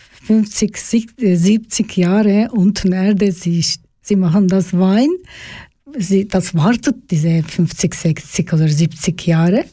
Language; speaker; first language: German; non-native, learner; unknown